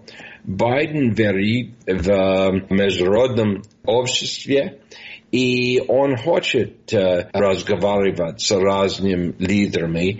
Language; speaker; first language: Russian; non-native, fluent; English